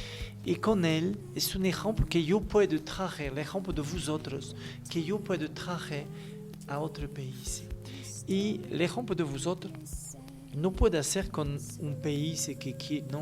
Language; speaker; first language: Spanish; non-native, learner; French